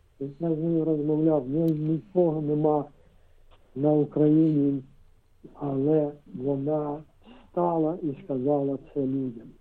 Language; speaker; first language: Ukrainian; non-native, local second language; Russian